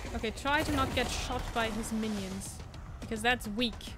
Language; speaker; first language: English; non-native, fluent; German